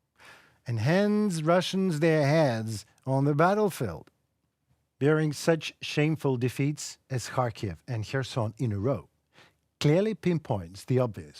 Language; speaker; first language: English; non-native, fluent; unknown